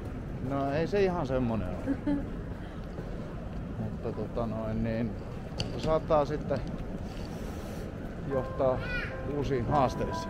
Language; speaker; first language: Finnish; native; Finnish